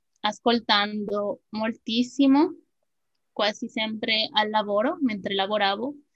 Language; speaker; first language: Italian; non-native, fluent; Spanish